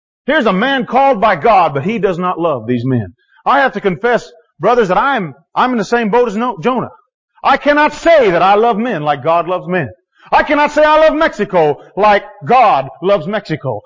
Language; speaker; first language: English; native; English